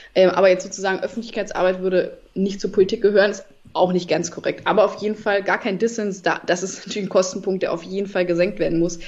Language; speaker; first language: German; native; German